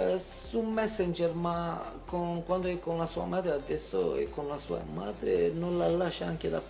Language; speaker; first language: Italian; non-native, fluent; Romanian